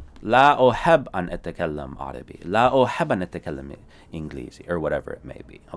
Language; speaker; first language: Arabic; non-native, fluent; English